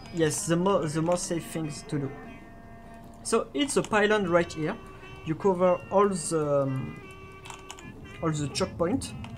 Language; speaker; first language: English; non-native, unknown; French